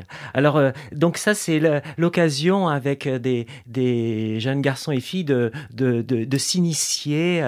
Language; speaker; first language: French; native; French